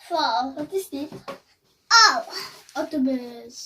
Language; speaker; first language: Dutch; non-native, learner; Tigrinya